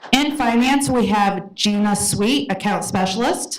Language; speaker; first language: English; native; English